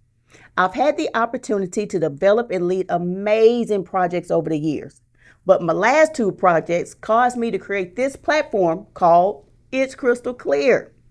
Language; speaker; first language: English; native; English